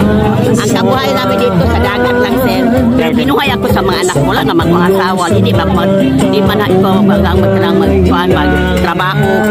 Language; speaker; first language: Filipino; non-native, local second language; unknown